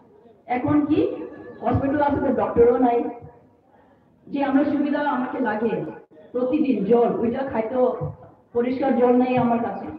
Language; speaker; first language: Bangla; non-native, local second language; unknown